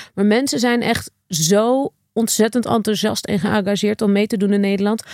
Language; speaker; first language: Dutch; native; Dutch